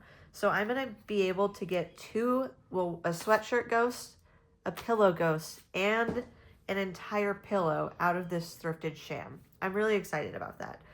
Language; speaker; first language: English; native; English